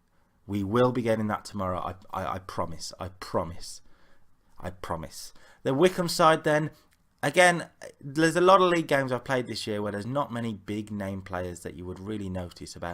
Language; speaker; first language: English; native; English